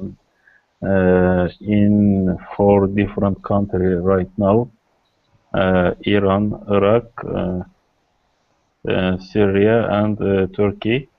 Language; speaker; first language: English; non-native, learner; Kurdish